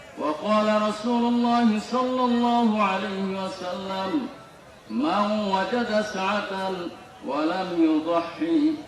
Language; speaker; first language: Arabic; non-native, fluent; Bangla